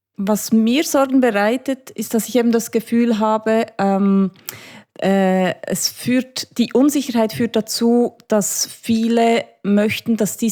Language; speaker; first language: German; native; German